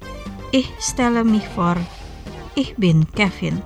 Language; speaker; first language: German; non-native, fluent; Indonesian